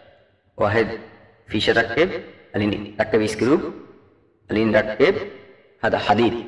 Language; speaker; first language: Arabic; non-native, learner; Bangla